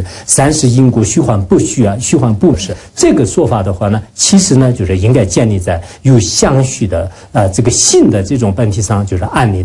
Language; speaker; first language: Chinese; non-native, local second language; Tibetan